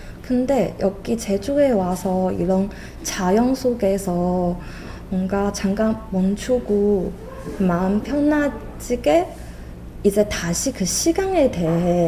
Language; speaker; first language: Korean; non-native, fluent; Chinese